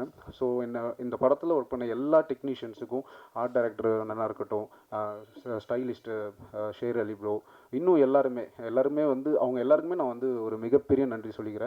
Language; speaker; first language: Tamil; native; Tamil